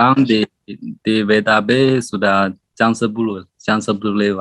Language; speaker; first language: Indonesian; non-native, learner; Chinese